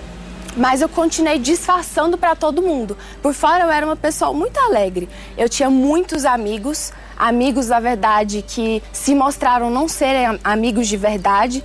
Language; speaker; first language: Portuguese; early bilingual, other home language; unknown